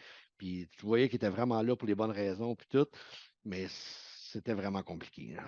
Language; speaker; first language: French; native; French